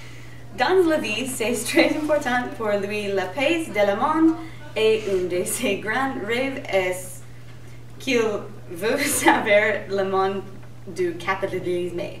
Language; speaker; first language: French; non-native, learner; English